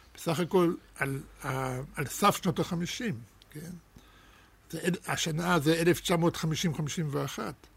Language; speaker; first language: Hebrew; early bilingual, other home language; Russian